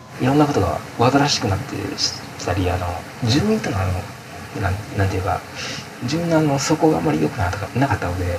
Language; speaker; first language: Japanese; native; Japanese